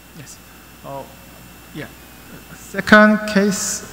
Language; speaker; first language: English; non-native, learner; Korean